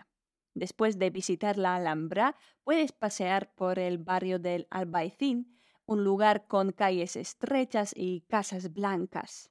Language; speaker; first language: Spanish; non-native, fluent; Polish